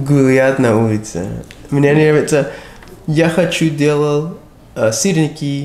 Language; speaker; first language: Russian; non-native, learner; English